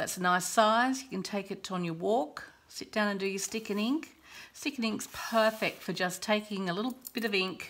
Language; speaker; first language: English; native; English